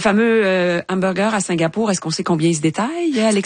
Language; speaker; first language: French; native; French